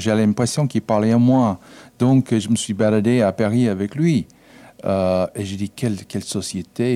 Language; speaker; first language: French; non-native, fluent; English